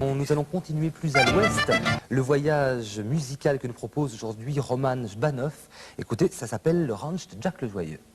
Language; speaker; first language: French; native; French